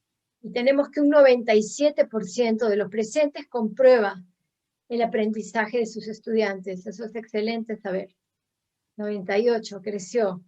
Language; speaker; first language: Spanish; native; Spanish